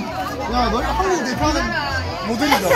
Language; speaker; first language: Korean; native; Korean